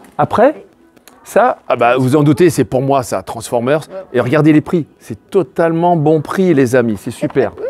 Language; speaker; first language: French; native; French